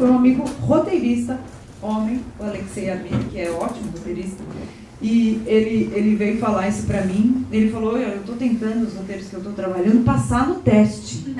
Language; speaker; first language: Portuguese; native; Portuguese